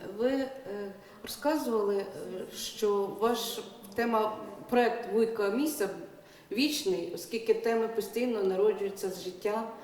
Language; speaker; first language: Ukrainian; native; Ukrainian